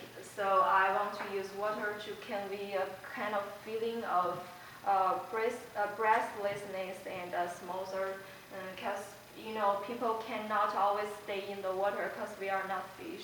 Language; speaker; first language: English; non-native, fluent; Chinese